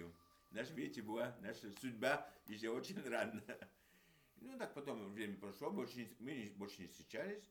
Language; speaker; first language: Russian; early bilingual, heritage; Russian